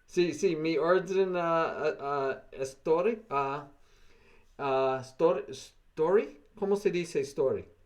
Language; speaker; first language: Spanish; non-native, learner; English